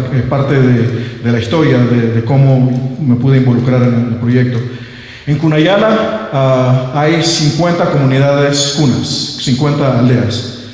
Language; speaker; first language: Spanish; non-native, local second language; English